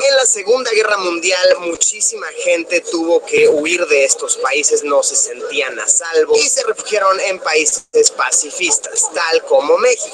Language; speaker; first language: Spanish; native; Spanish